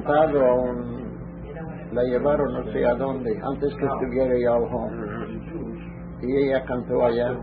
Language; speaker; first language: Spanish; early bilingual, heritage; Ladino